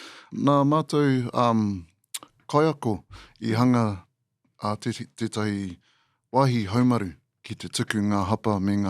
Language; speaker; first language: Māori; non-native, local second language; English